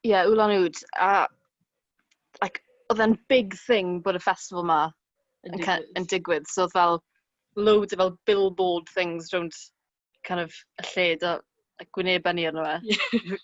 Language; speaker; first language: Welsh; native; Welsh